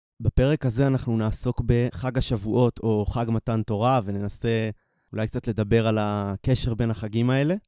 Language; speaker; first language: Hebrew; native; Hebrew